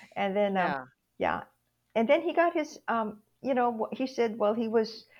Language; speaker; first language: English; native; English